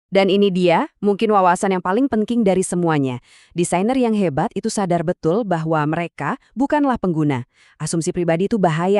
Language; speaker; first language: Indonesian; native; Indonesian